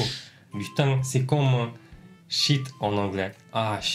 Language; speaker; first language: French; non-native, learner; Mongolian